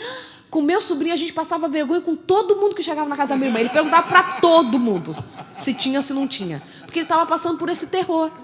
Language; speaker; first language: Portuguese; native; Portuguese